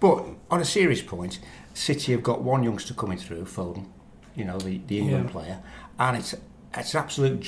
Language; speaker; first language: English; native; English